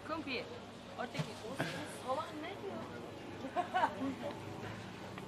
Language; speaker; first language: Turkish; native; Turkish